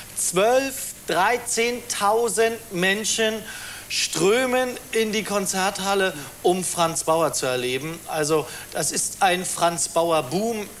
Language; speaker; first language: German; native; German